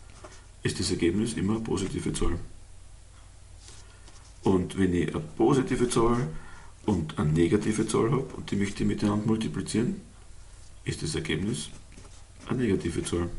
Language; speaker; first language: German; native; German